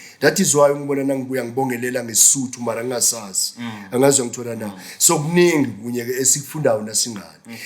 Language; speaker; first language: Zulu; non-native, local second language; South Ndebele